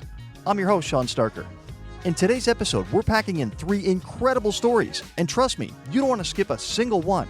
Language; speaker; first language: English; native; English